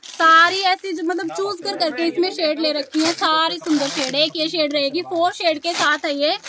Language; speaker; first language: Hindi; native; Hindi